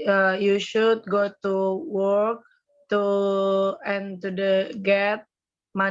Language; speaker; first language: English; non-native, learner; Indonesian